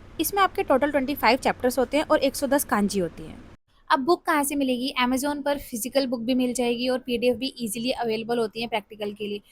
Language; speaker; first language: Hindi; native; Hindi